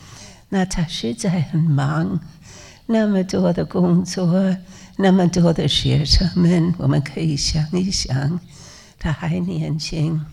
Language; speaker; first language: Chinese; non-native, fluent; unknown